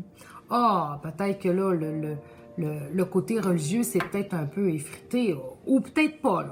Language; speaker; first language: French; native; French